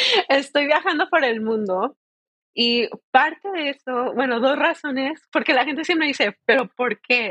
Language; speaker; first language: Spanish; early bilingual, heritage; Spanish